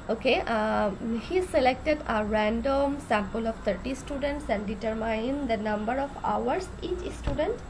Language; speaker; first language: English; non-native, local second language; Bangla